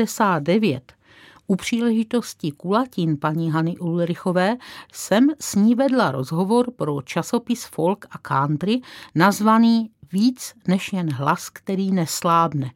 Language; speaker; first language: Czech; native; Czech